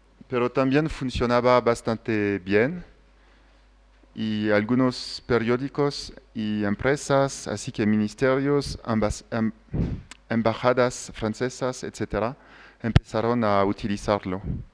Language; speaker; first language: Spanish; non-native, fluent; French